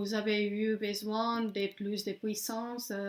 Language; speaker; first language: French; non-native, fluent; Spanish